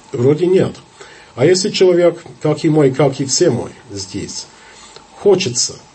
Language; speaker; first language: Russian; non-native, fluent; English